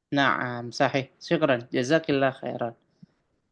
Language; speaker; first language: Arabic; non-native, fluent; Indonesian